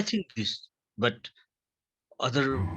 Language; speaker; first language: English; non-native, learner; Nepali